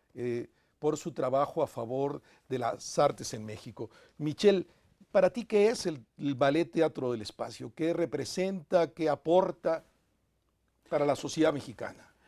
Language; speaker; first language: Spanish; native; Spanish